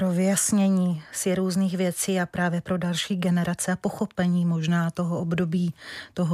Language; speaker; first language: Czech; native; Czech